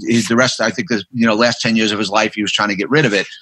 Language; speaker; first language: English; native; English